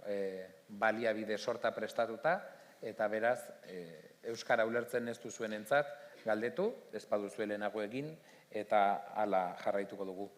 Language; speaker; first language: Basque; native; Basque